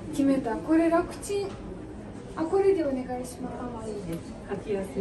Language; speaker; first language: Japanese; non-native, fluent; Romanian